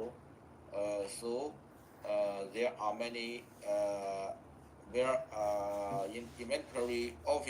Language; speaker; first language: English; non-native, learner; Chinese